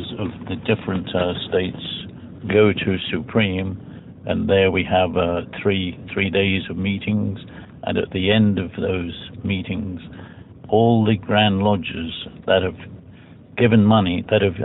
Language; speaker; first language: English; native; English